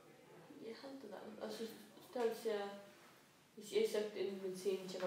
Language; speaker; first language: Danish; non-native, local second language; Faroese